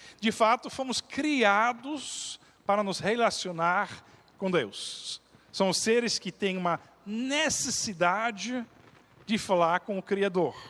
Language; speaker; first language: Portuguese; non-native, fluent; Dutch